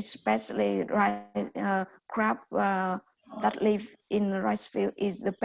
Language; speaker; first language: English; non-native, learner; Vietnamese